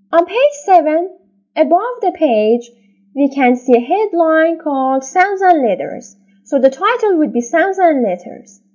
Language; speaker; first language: English; non-native, fluent; Persian